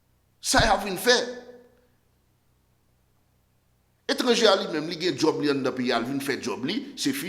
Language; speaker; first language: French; non-native, local second language; Haitian Creole